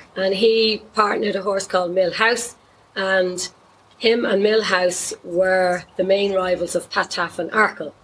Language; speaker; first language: English; native; English